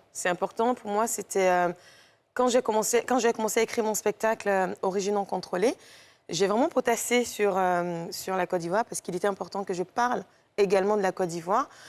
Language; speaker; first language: French; native; French